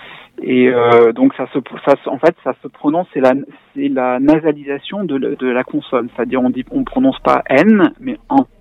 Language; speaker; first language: French; native; French